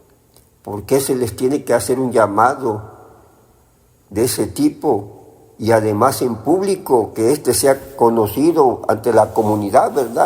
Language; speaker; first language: Spanish; native; Spanish